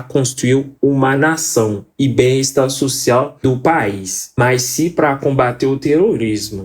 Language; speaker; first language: Portuguese; non-native, fluent; Haitian Creole